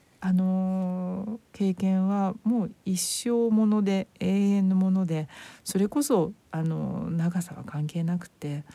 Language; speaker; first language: Japanese; native; Japanese